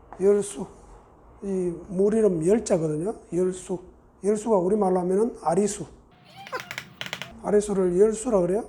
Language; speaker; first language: Korean; native; Korean